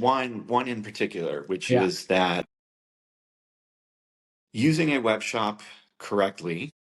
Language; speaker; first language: English; native; English